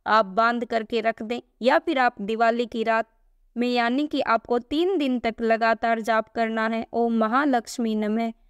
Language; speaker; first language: Hindi; native; Hindi